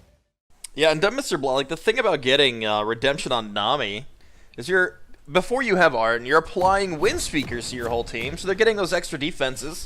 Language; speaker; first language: English; native; English